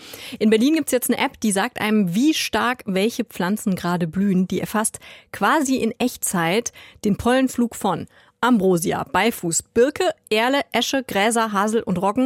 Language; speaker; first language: German; native; German